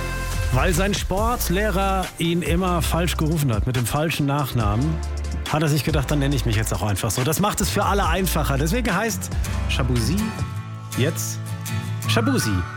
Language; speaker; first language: German; native; German